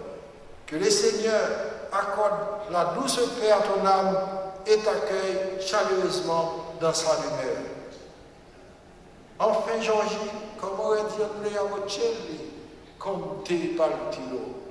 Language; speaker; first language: French; non-native, local second language; Haitian Creole